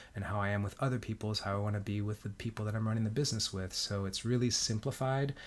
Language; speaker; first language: English; early bilingual, heritage; Spanish